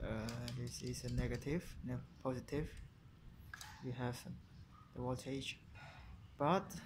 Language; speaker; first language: English; non-native, learner; Khmer